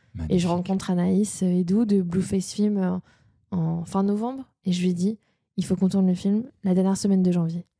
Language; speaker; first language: French; native; French